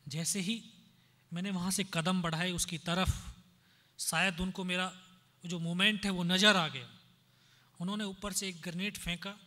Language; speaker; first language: Hindi; native; Hindi